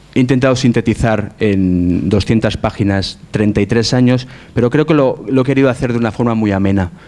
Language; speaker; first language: Spanish; native; Spanish